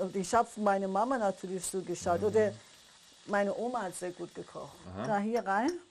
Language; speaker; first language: German; non-native, learner; Persian